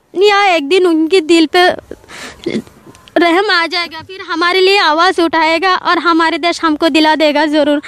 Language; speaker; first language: Hindi; non-native, learner; Rohingya